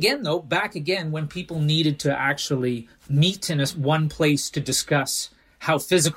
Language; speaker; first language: English; native; English